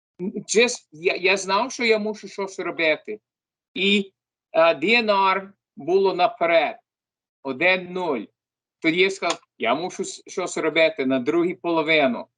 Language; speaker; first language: Ukrainian; early bilingual, heritage; English